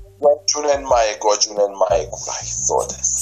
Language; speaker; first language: Japanese; non-native, learner; Persian